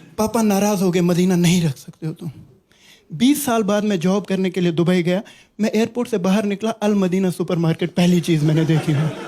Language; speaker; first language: Hindi; non-native, local second language; Kashmiri